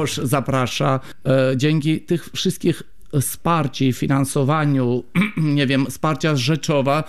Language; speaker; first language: Polish; non-native, fluent; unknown